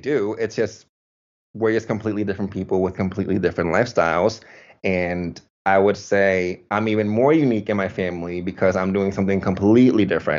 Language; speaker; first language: English; early bilingual, other home language; Spanish